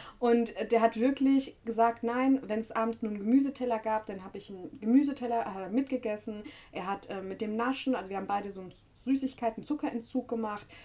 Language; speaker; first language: German; native; German